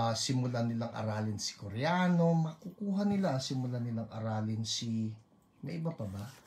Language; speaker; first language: Filipino; native; Filipino